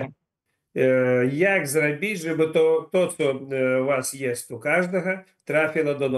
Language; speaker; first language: Polish; non-native, learner; Ukrainian